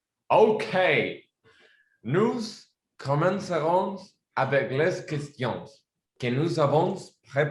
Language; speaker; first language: French; non-native, learner; Spanish